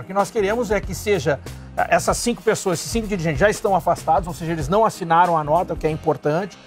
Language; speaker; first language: Portuguese; native; Portuguese